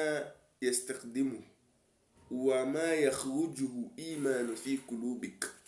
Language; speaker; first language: Arabic; non-native, learner; Yoruba